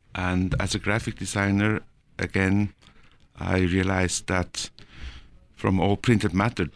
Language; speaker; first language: English; non-native, fluent; Norwegian